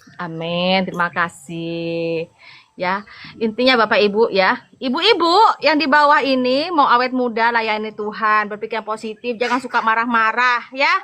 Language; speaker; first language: Indonesian; non-native, local second language; Madurese